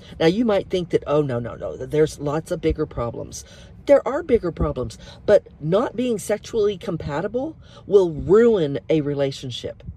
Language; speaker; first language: English; native; English